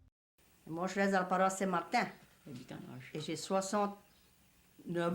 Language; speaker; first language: French; native; French